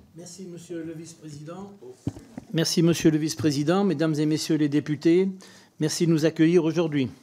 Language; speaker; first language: French; native; French